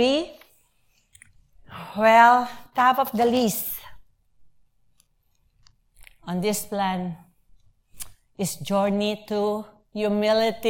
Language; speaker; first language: English; non-native, local second language; Filipino